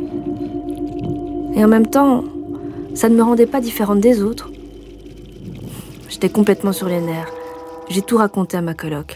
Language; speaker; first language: French; native; French